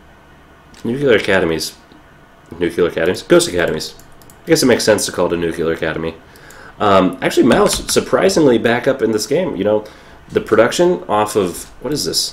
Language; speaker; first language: English; native; English